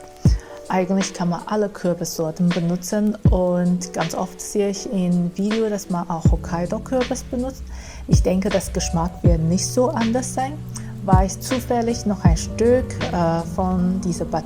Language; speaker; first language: German; non-native, fluent; Chinese